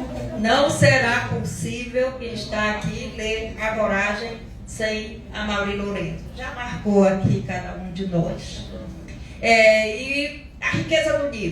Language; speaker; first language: Portuguese; native; Portuguese